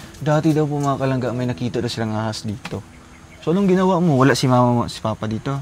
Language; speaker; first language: Filipino; non-native, local second language; Cebuano